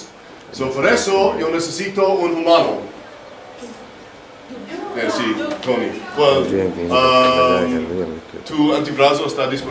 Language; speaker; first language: Spanish; non-native, learner; English